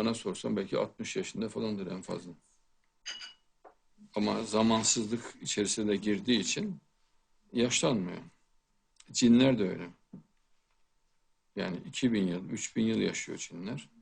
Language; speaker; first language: Turkish; native; Turkish